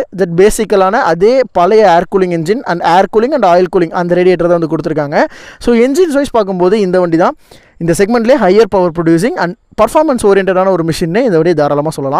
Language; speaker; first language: Tamil; native; Tamil